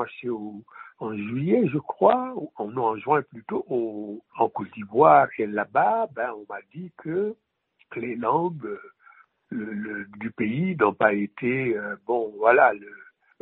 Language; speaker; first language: French; non-native, local second language; Wolof